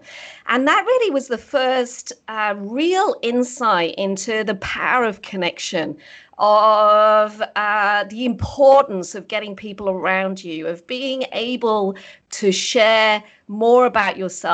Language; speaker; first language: English; native; English